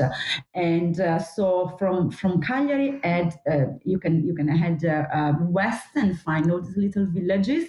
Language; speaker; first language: English; non-native, fluent; Italian